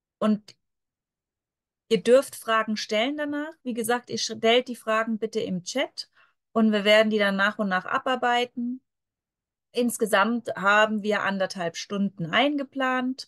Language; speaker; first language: German; native; German